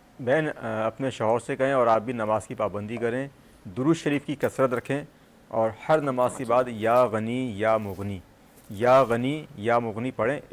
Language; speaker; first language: Urdu; native; Urdu